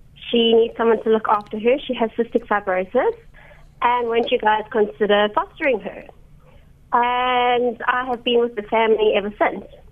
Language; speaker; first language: English; native; English